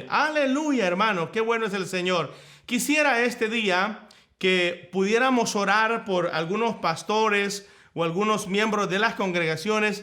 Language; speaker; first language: Spanish; native; Spanish